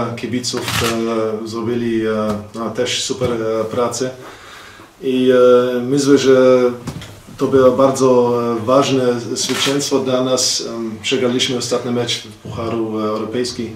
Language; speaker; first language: Polish; non-native, learner; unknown